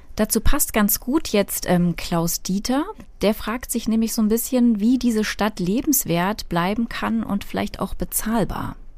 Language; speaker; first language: German; native; German